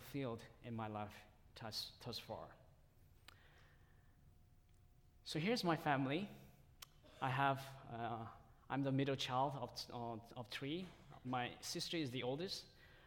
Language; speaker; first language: English; non-native, fluent; Tedim Chin